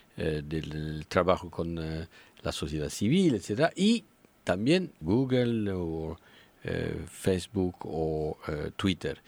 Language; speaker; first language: Spanish; non-native, fluent; French